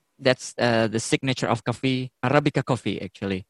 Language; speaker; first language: English; non-native, fluent; Indonesian